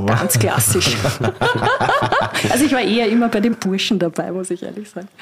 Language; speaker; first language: German; native; German